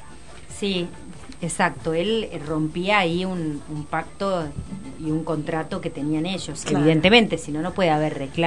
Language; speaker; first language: Spanish; native; Spanish